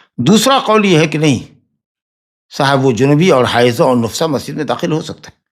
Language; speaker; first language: Urdu; native; Urdu